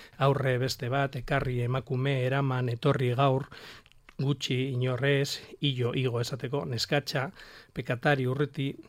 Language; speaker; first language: Basque; non-native, local second language; Spanish